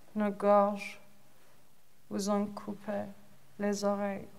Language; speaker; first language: French; non-native, fluent; Persian